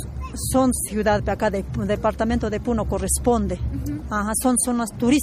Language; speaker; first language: Spanish; native; Spanish